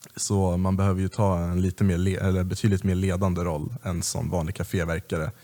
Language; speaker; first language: Swedish; native; Swedish